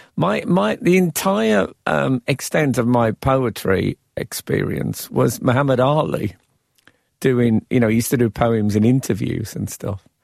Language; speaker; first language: English; native; English